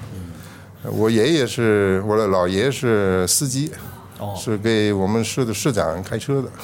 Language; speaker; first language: Chinese; non-native, fluent; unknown